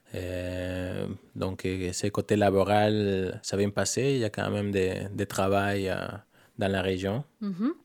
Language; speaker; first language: French; non-native, fluent; Spanish